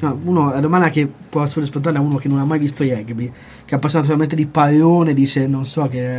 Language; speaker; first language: Italian; native; Italian